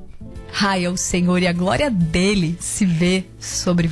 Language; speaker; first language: Portuguese; native; Portuguese